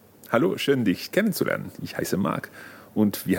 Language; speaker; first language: German; non-native, learner; English